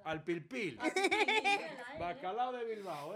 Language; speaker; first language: Spanish; native; Spanish